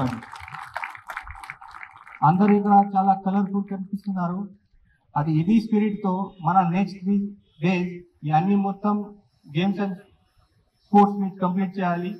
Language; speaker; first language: Telugu; non-native, fluent; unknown